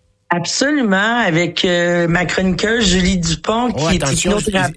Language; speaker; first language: French; native; French